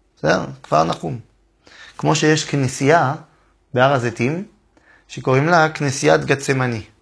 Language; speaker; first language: Hebrew; non-native, fluent; French